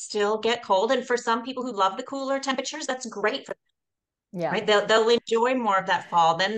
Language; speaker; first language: English; native; English